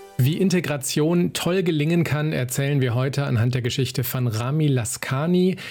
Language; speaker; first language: German; native; German